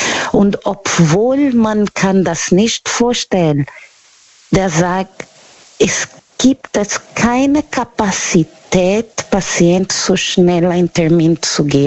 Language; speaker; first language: German; non-native, learner; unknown